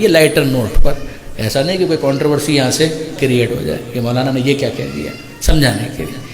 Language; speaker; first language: Urdu; native; Urdu